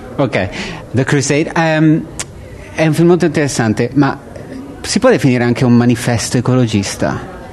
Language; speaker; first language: Italian; native; Italian